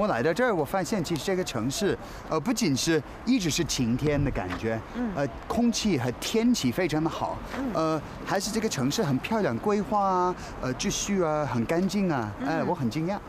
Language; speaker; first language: Chinese; non-native, fluent; English